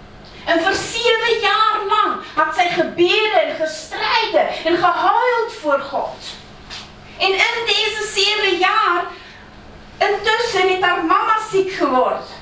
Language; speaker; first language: Dutch; non-native, fluent; Afrikaans